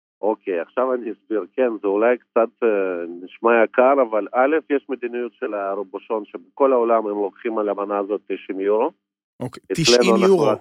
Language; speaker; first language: Hebrew; non-native, fluent; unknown